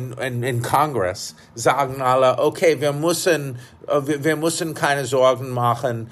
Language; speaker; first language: German; non-native, fluent; English